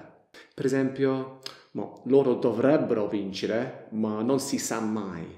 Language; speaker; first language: Italian; non-native, fluent; English